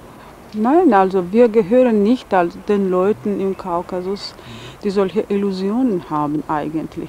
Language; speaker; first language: German; non-native, fluent; Georgian